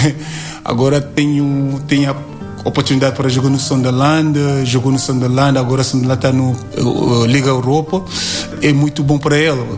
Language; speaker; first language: Portuguese; non-native, learner; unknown